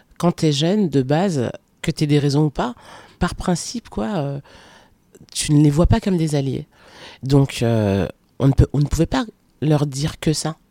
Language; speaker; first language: French; early bilingual, other home language; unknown